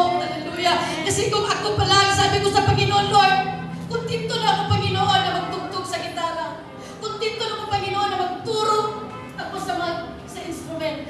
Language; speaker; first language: Filipino; non-native, local second language; Cebuano